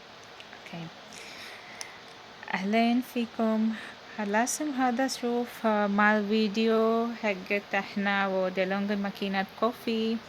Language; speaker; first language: Arabic; non-native, learner; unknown